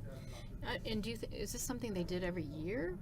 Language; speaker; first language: English; native; English